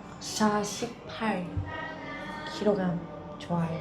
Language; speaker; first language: Korean; non-native, learner; Vietnamese